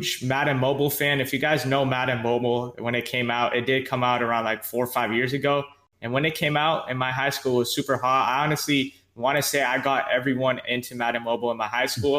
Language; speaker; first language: English; native; English